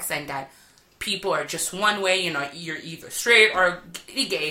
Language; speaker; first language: English; non-native, fluent; French